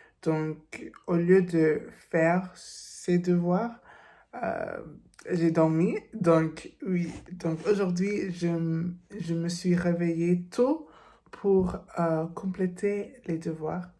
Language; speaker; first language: French; non-native, learner; English